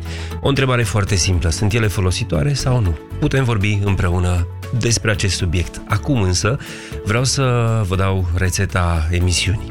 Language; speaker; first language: Romanian; native; Romanian